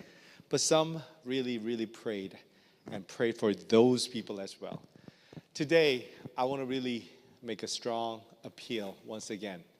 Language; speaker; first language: English; non-native, fluent; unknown